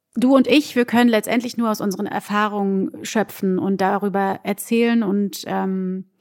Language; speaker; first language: German; early bilingual, other home language; Portuguese